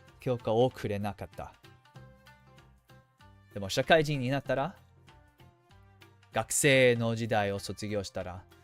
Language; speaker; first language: Japanese; non-native, fluent; English